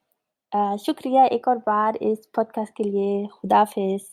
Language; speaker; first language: Hindi; non-native, learner; German